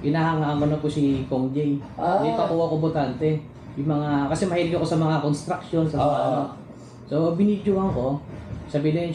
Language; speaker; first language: Filipino; native; Filipino